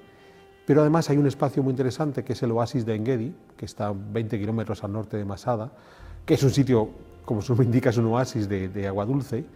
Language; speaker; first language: Spanish; native; Spanish